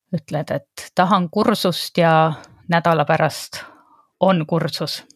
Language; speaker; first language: Estonian; native; Estonian